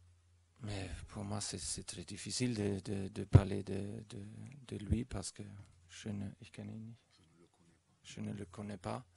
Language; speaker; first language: French; non-native, fluent; German